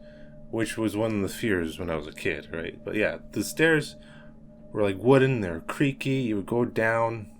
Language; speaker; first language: English; native; English